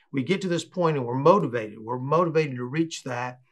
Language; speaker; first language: English; native; English